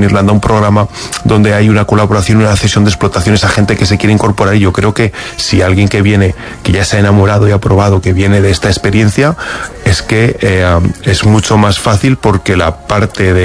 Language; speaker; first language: Spanish; native; Spanish